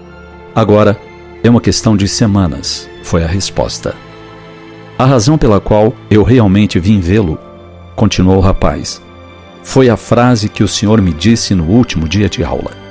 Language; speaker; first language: Portuguese; native; Portuguese